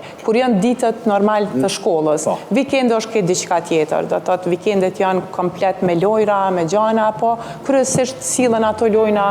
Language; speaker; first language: Albanian; native; Albanian